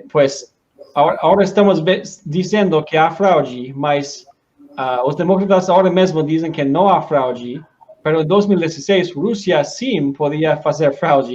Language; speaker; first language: Portuguese; non-native, learner; Spanish